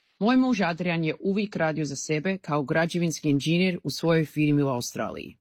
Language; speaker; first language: Croatian; early bilingual, heritage; Croatian